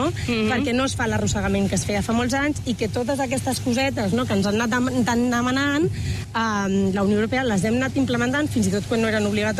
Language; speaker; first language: Catalan; native; Catalan